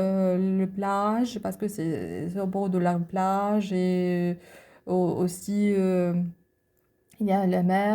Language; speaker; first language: French; non-native, learner; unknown